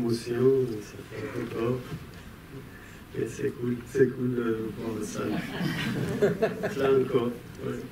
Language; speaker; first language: French; non-native, fluent; Persian